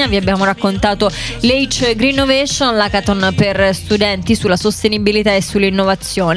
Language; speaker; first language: Italian; native; Italian